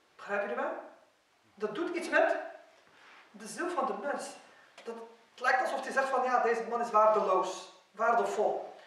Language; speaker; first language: Dutch; non-native, fluent; Arabic